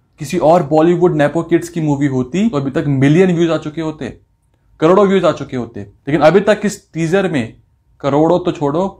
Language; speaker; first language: Hindi; native; Hindi